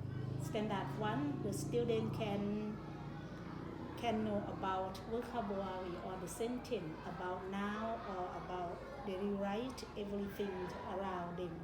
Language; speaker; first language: English; non-native, learner; Thai